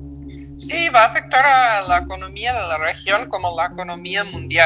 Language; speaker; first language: Spanish; non-native, fluent; English